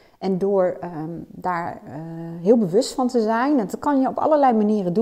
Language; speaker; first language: Dutch; native; Dutch